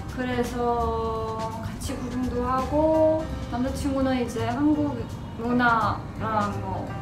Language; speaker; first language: Korean; non-native, fluent; Romanian